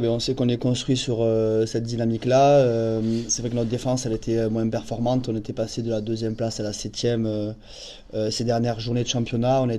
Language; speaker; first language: French; native; French